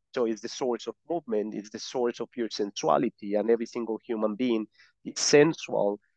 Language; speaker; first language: English; non-native, fluent; Spanish